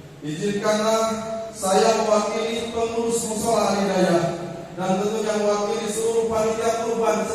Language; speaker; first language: Indonesian; native; Indonesian